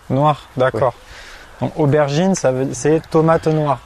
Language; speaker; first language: French; native; French